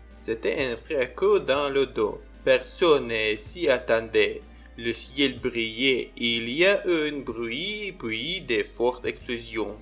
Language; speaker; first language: French; non-native, learner; Ukrainian